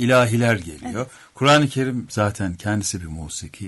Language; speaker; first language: Turkish; native; Turkish